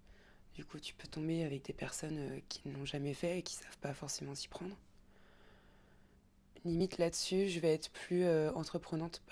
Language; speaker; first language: French; native; French